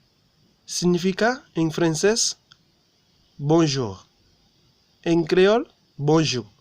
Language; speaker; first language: French; non-native, learner; Haitian Creole